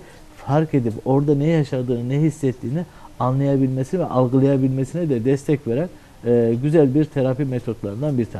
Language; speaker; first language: Turkish; native; Turkish